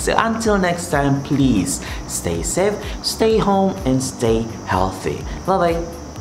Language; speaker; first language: English; non-native, local second language; Malay